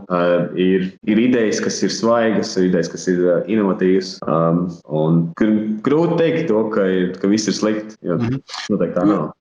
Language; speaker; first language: Latvian; native; Latvian